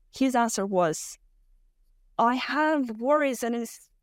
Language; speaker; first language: English; non-native, fluent; Romanian